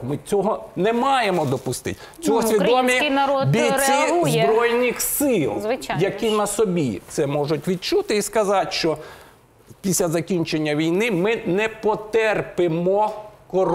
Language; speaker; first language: Ukrainian; native; Ukrainian